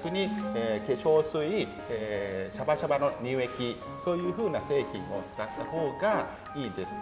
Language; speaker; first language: Japanese; non-native, fluent; Thai